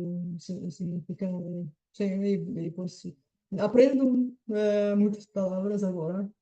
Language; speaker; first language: Portuguese; non-native, fluent; Bulgarian